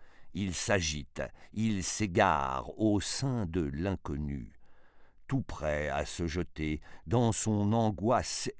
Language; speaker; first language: French; native; French